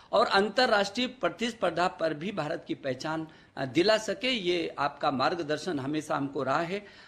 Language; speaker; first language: Hindi; native; Hindi